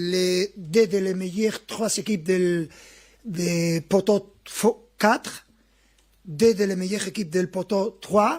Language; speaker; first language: French; non-native, fluent; Spanish